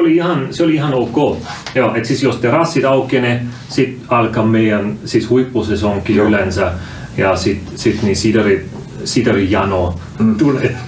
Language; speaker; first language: Finnish; non-native, fluent; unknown